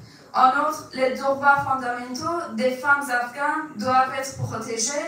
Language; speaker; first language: French; non-native, fluent; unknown